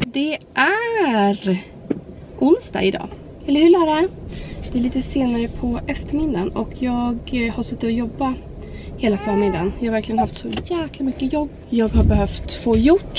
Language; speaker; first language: Swedish; native; Swedish